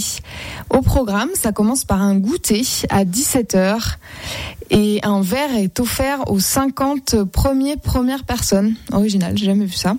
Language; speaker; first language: French; native; French